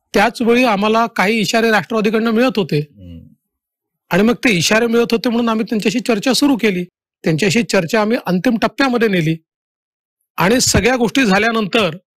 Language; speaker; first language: Marathi; native; Marathi